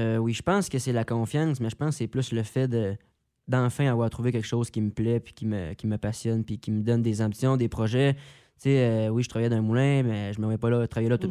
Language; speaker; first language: French; native; French